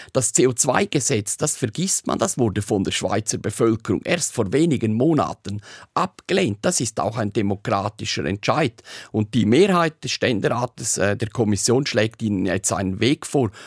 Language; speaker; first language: German; native; German